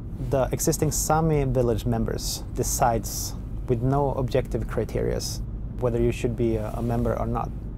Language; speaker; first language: English; non-native, fluent; Swedish